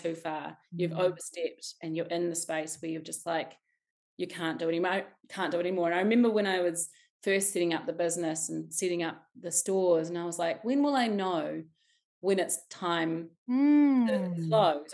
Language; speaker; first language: English; native; English